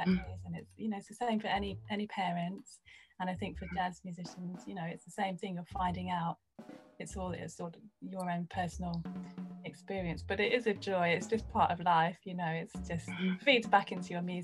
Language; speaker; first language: English; native; English